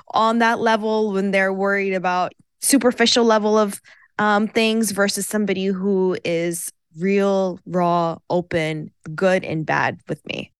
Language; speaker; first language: English; early bilingual, other home language; Persian